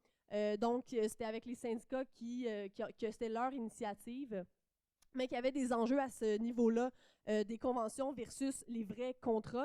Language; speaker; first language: French; native; French